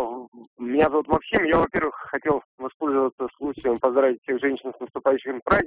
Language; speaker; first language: Russian; native; Russian